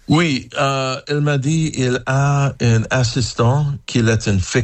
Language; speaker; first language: French; non-native, learner; English